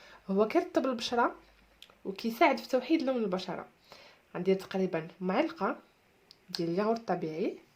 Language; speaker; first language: Arabic; native; Arabic